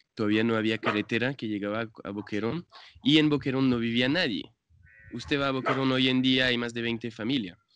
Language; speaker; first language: Spanish; non-native, fluent; French